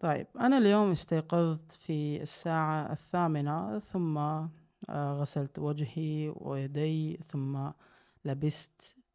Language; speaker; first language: Arabic; non-native, fluent; Uzbek